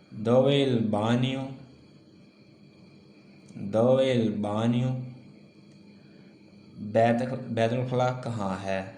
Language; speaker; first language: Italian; non-native, learner; Urdu